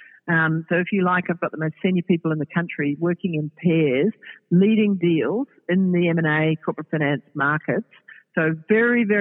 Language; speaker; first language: English; native; English